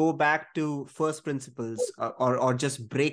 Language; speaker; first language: English; non-native, local second language; Malayalam